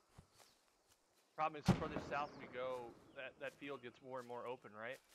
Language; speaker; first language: English; native; English